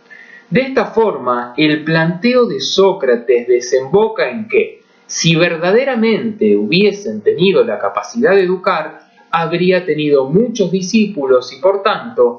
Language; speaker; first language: Spanish; native; Spanish